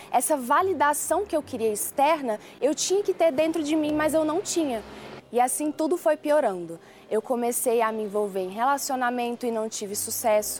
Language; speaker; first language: Portuguese; early bilingual, other home language; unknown